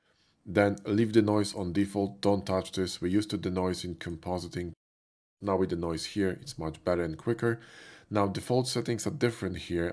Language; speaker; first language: English; non-native, fluent; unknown